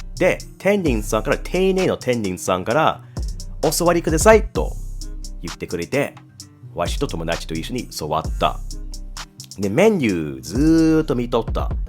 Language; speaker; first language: Japanese; non-native, fluent; English